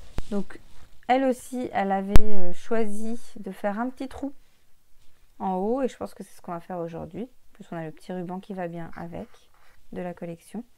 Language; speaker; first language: French; native; French